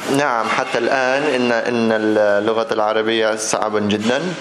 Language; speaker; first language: Arabic; non-native, learner; Indonesian